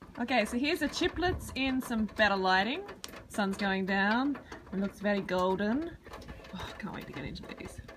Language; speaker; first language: English; native; English